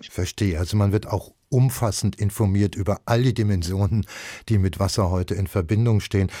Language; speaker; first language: German; native; German